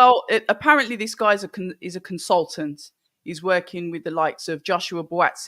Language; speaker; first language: English; native; English